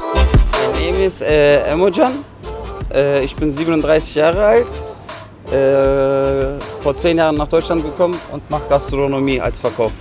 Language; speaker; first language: German; non-native, fluent; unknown